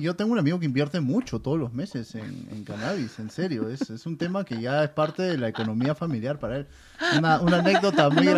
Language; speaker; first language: Spanish; native; Spanish